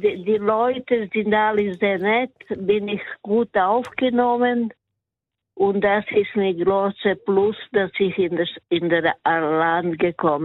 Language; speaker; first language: German; non-native, learner; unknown